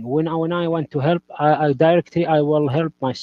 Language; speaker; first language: English; non-native, learner; Arabic